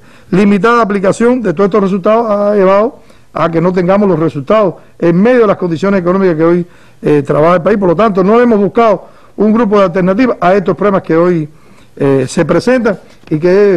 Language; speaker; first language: Spanish; native; Spanish